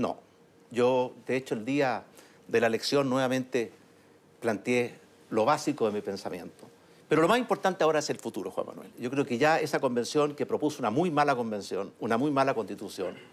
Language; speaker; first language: Spanish; native; Spanish